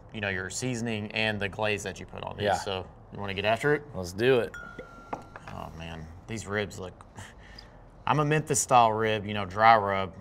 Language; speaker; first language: English; native; English